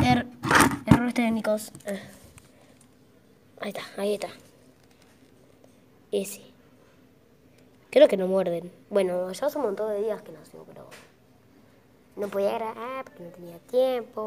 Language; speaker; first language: Spanish; native; Spanish